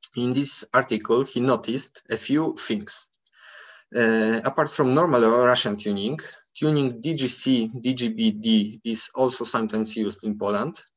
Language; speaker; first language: English; non-native, fluent; Polish